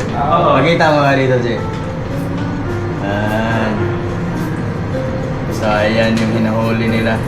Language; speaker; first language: Filipino; non-native, local second language; Hiligaynon